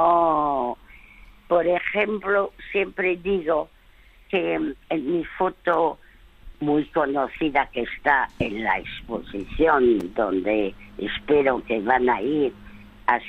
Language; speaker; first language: Spanish; early bilingual, other home language; French